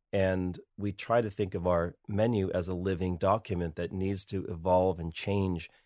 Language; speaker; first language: English; native; English